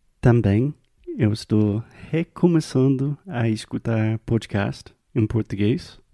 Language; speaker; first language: Portuguese; non-native, fluent; English